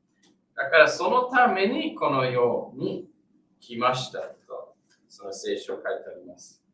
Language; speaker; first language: Japanese; non-native, fluent; English